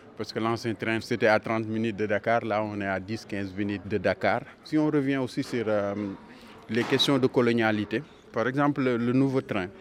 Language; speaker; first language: French; non-native, local second language; Wolof